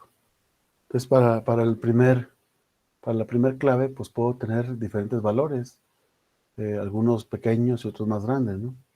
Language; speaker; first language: Spanish; native; Spanish